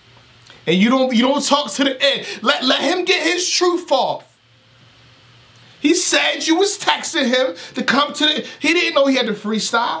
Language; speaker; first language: English; native; English